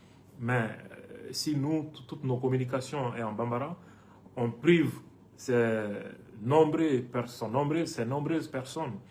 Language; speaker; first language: French; non-native, local second language; Bambara